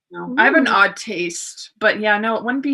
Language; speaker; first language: English; native; English